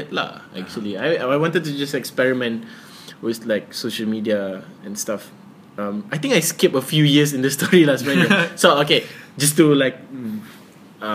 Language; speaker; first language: English; non-native, local second language; Malay